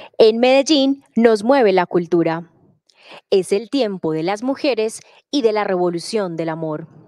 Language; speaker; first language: Spanish; native; Spanish